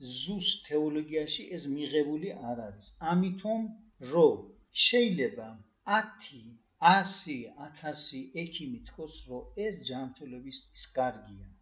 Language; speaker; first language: Georgian; early bilingual, heritage; Georgian